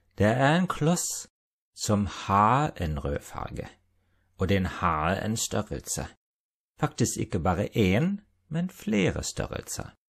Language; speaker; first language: Norwegian; non-native, fluent; German